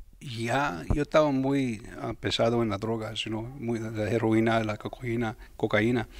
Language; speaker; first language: Spanish; early bilingual, heritage; Spanish